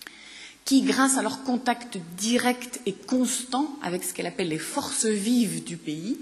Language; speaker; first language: French; native; French